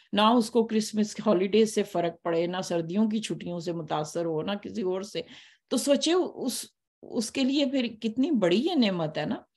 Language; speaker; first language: Hindi; native; Hindi